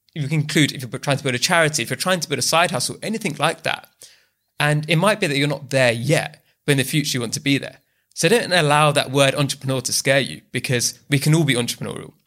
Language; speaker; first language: English; native; English